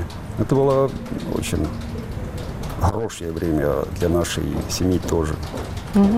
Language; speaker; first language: Russian; non-native, fluent; Estonian